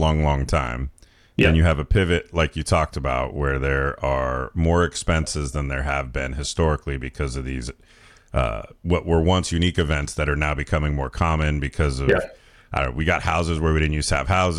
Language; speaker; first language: English; native; English